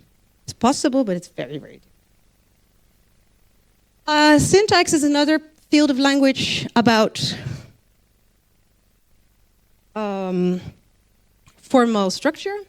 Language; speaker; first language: English; non-native, fluent; Dutch